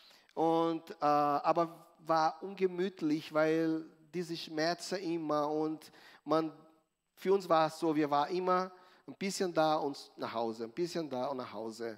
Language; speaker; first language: German; non-native, learner; Portuguese